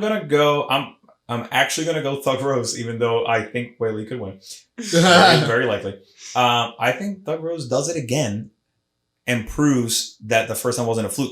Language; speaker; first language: English; native; English